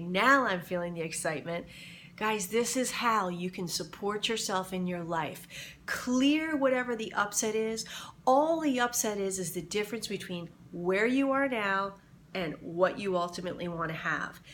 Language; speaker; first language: English; native; English